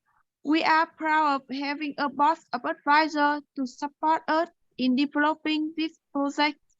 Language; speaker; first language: English; non-native, learner; Vietnamese